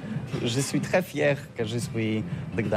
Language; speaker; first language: French; non-native, learner; Polish